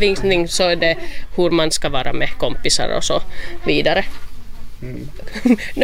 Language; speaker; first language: Swedish; non-native, local second language; Finnish